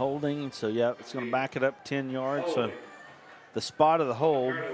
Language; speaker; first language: English; native; English